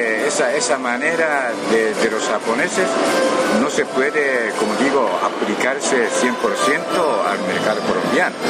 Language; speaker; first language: Spanish; non-native, fluent; Japanese